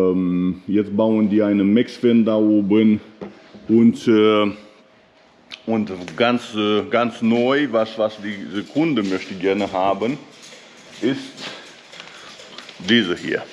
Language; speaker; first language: German; non-native, fluent; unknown